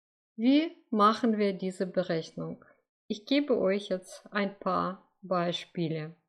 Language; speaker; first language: German; non-native, fluent; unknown